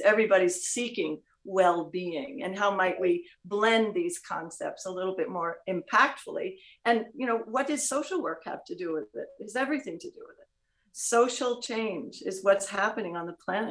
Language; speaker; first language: English; native; English